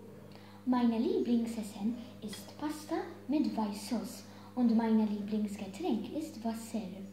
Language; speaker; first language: German; non-native, learner; Maltese